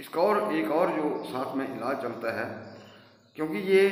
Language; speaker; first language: Hindi; native; Hindi